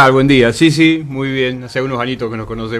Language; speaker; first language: Spanish; native; Spanish